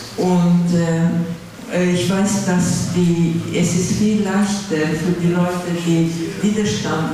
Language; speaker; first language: German; non-native, fluent; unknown